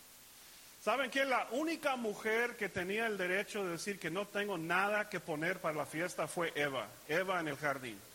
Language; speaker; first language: Spanish; early bilingual, heritage; Spanish